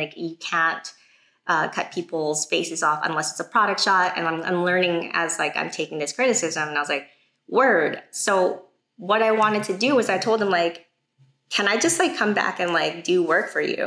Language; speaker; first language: English; native; English